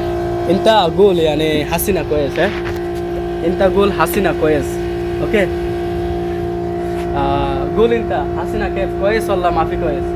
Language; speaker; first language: Arabic; non-native, learner; Bangla